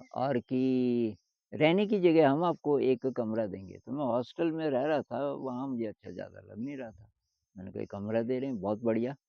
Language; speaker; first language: Hindi; native; Hindi